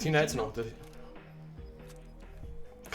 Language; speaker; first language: German; native; German